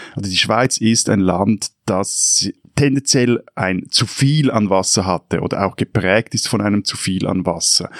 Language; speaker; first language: German; native; German